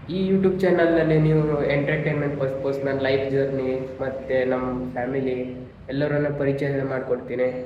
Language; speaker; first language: Kannada; native; Kannada